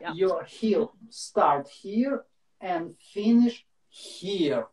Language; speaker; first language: English; non-native, learner; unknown